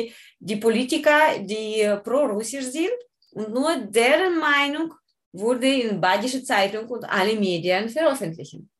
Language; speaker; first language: German; non-native, learner; Ukrainian